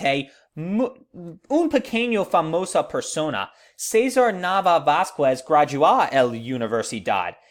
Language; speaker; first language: Spanish; non-native, learner; English